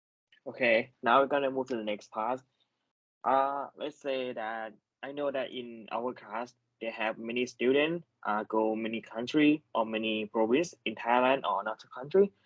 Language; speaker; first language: English; non-native, learner; Thai